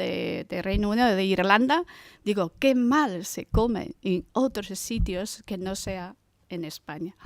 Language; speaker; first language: Spanish; non-native, fluent; Chinese